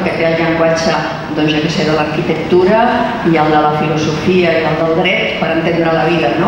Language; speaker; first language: Catalan; non-native, local second language; Spanish